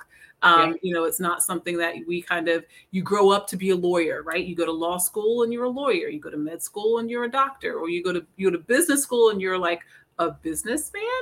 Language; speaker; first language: English; native; English